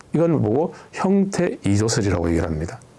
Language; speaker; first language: Korean; native; Korean